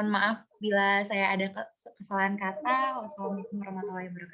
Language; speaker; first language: Indonesian; native; Indonesian